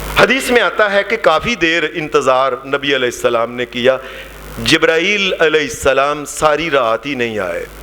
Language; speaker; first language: Urdu; non-native, local second language; Punjabi